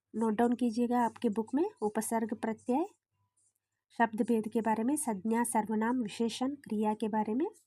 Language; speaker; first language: Hindi; non-native, local second language; Kannada